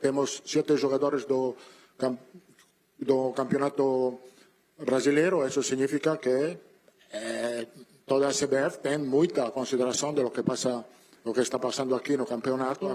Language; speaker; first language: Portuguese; non-native, learner; Italian